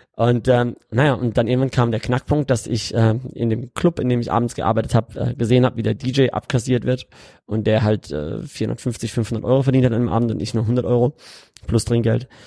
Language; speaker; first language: German; native; German